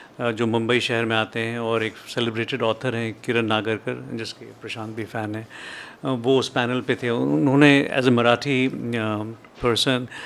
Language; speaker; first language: Hindi; native; Hindi